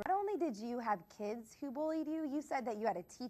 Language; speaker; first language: English; native; English